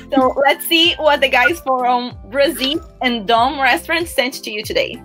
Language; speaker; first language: English; non-native, fluent; Portuguese